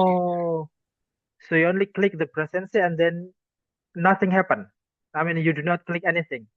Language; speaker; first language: English; non-native, fluent; Indonesian